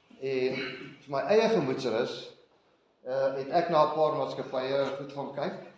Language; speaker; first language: Afrikaans; native; Afrikaans